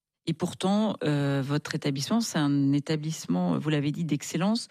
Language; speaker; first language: French; native; French